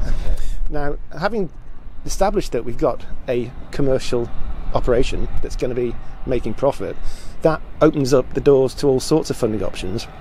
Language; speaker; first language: English; native; English